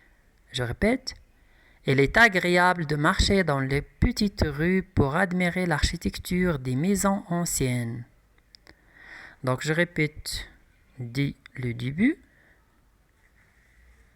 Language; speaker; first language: French; non-native, local second language; Arabic